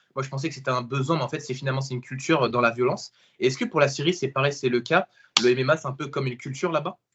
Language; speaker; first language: French; native; French